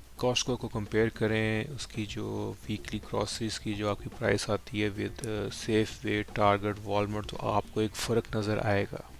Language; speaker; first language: Urdu; non-native, local second language; Punjabi